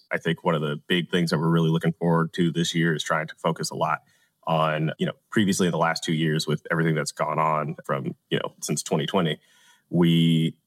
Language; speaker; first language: English; native; English